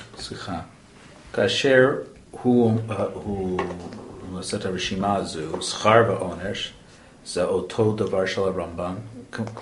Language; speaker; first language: Hebrew; non-native, learner; English